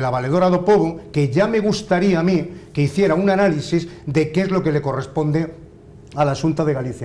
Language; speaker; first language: Spanish; native; Spanish